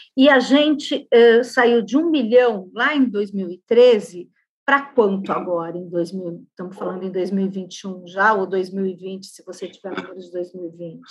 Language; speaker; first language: Portuguese; native; Portuguese